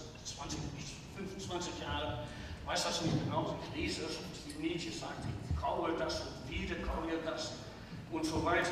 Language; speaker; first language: German; non-native, fluent; Dutch